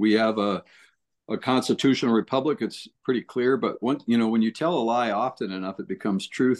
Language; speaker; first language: English; native; English